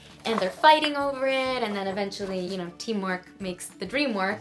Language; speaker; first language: English; early bilingual, other home language; Spanish